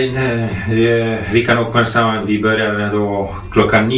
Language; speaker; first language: Swedish; non-native, fluent; Polish